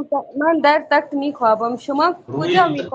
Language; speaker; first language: Persian; non-native, learner; Urdu